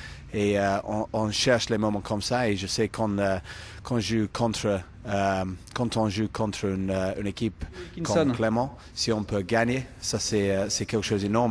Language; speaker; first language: French; non-native, fluent; English